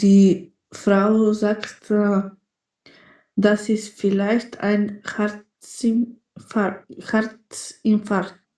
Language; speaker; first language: German; non-native, learner; Macedonian